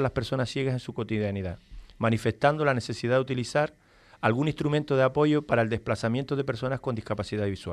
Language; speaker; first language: Spanish; native; Spanish